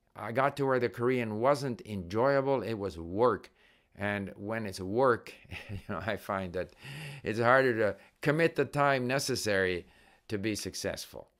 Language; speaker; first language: English; native; English